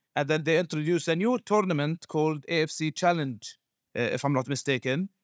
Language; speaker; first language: English; non-native, fluent; Arabic